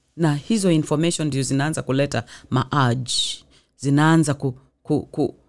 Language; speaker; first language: English; non-native, local second language; Swahili